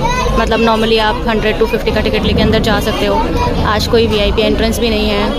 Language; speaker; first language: Hindi; native; Hindi